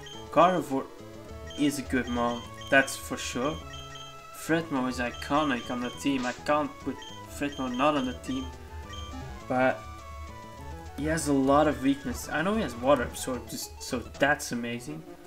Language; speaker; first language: English; native; English